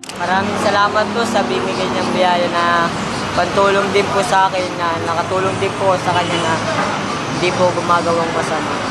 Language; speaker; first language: Filipino; native; Filipino